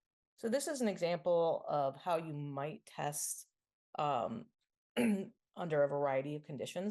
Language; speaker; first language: English; native; English